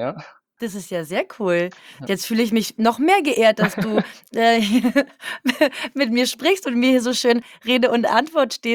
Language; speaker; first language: German; native; German